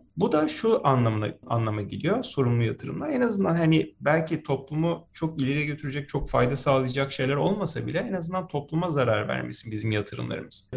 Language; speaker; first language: Turkish; native; Turkish